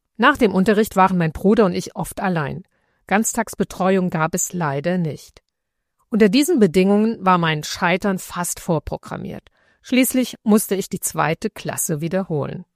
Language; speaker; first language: German; early bilingual, other home language; Italian